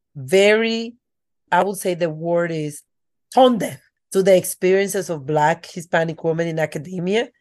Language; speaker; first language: English; non-native, fluent; Spanish